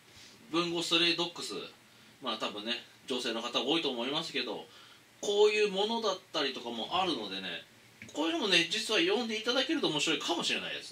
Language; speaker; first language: Japanese; native; Japanese